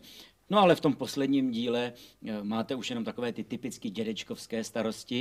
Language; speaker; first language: Czech; native; Czech